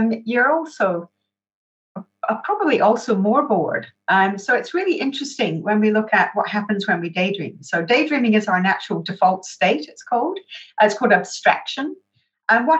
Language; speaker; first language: English; native; English